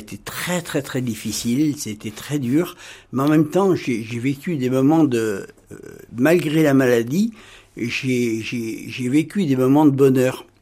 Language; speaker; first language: French; native; French